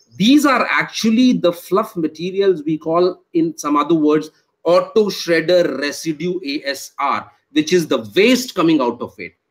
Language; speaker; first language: English; non-native, local second language; Hindi